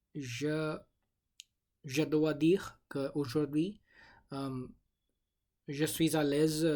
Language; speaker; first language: French; non-native, learner; English